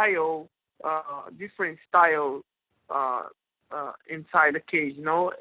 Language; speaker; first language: English; non-native, learner; Portuguese